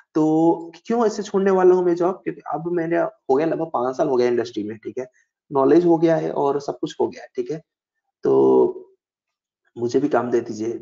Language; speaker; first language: Hindi; native; Hindi